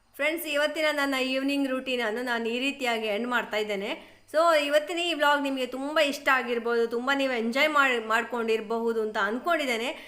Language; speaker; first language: Kannada; non-native, local second language; Tulu